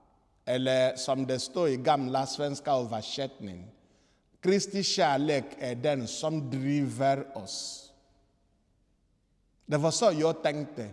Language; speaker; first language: Swedish; non-native, fluent; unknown